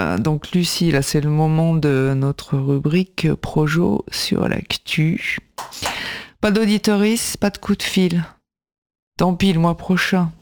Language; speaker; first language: French; native; French